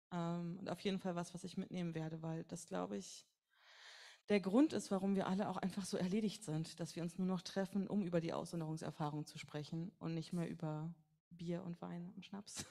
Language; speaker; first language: German; native; German